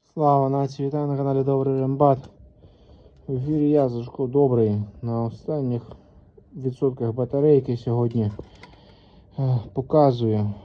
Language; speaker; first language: Ukrainian; native; Ukrainian